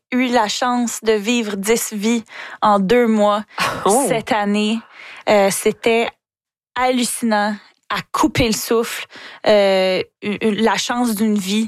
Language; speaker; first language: French; native; French